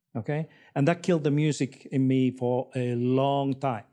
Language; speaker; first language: English; non-native, fluent; Finnish